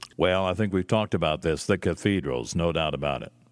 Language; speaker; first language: English; native; English